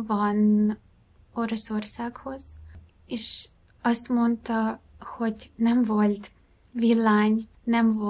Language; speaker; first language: Hungarian; non-native, fluent; Ukrainian